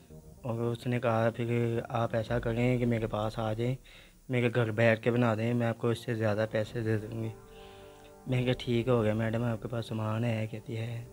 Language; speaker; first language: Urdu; non-native, local second language; Punjabi